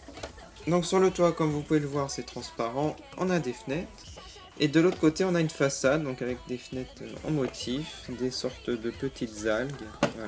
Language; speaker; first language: French; native; French